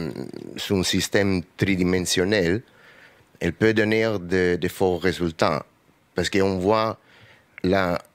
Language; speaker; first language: French; non-native, learner; English